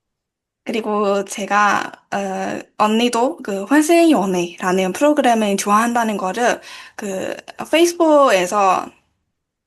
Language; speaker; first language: Korean; non-native, learner; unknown